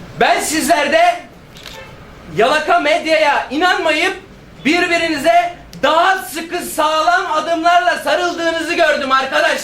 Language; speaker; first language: Turkish; native; Turkish